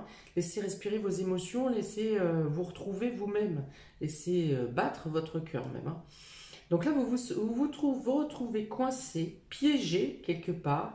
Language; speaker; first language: French; native; French